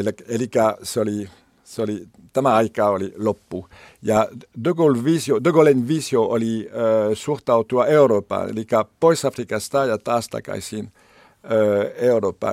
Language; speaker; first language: Finnish; non-native, learner; French